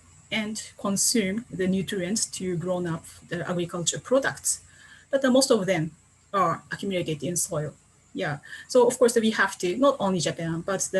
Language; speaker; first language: English; non-native, fluent; Japanese